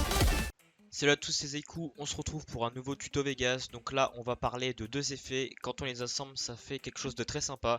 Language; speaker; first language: French; native; French